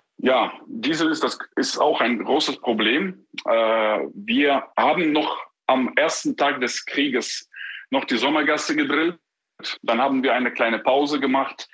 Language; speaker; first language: German; non-native, fluent; Ukrainian